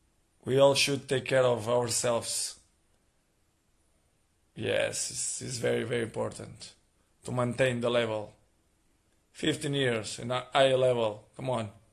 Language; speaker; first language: English; non-native, learner; Portuguese